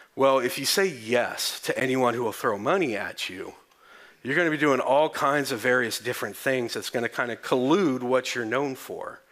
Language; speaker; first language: English; native; English